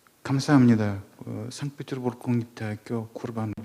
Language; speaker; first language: Korean; non-native, fluent; Russian